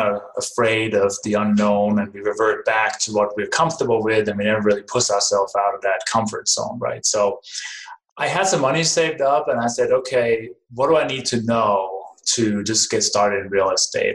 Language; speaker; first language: English; non-native, fluent; Danish